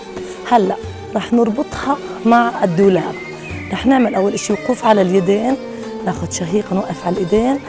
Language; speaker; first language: Arabic; native; Arabic